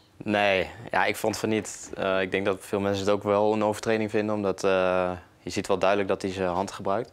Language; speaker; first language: Dutch; native; Dutch